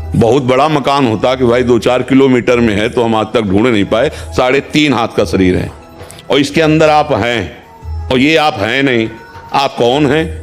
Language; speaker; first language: Hindi; native; Hindi